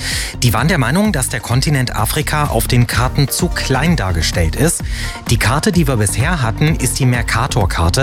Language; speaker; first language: German; native; German